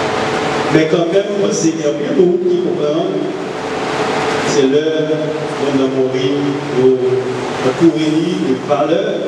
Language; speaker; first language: French; non-native, local second language; Haitian Creole